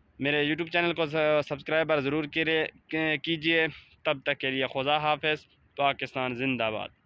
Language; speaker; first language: Urdu; non-native, local second language; Baluchi